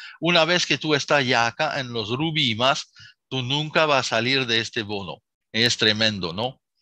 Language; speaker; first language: Spanish; non-native, fluent; Arabic